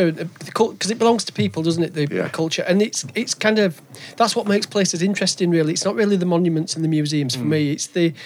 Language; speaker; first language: English; native; English